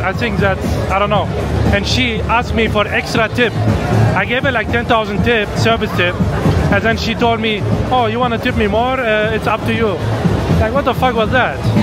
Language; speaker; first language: English; non-native, fluent; Arabic